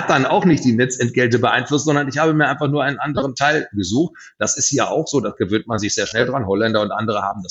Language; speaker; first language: German; native; German